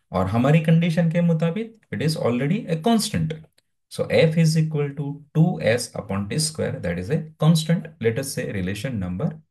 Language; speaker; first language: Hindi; non-native, local second language; Gujarati